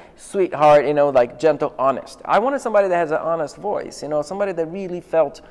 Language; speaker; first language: English; non-native, fluent; Portuguese